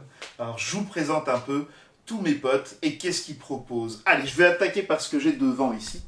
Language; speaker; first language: French; native; French